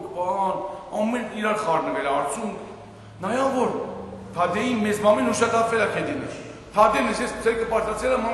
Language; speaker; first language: Armenian; early bilingual, heritage; Armenian